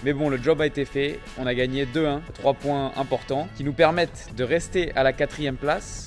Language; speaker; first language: French; native; French